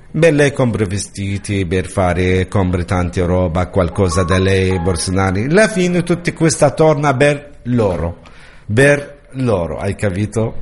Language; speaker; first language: Italian; non-native, learner; Arabic